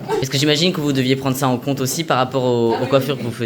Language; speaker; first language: French; native; French